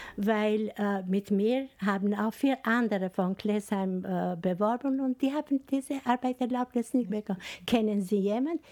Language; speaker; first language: German; non-native, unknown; Albanian